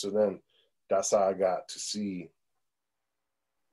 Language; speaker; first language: English; early bilingual, other home language; Spanish